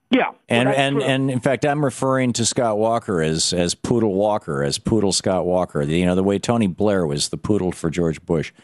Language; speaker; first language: English; native; English